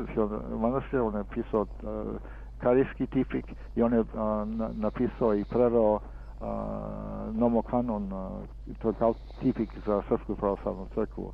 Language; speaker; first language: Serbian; early bilingual, heritage; Serbian